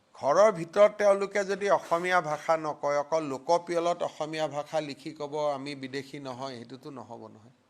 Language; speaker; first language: Assamese; native; Assamese